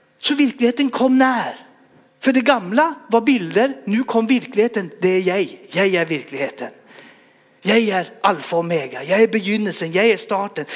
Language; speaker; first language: Swedish; native; Swedish